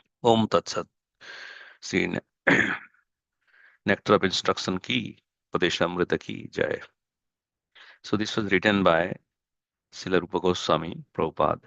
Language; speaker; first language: English; non-native, fluent; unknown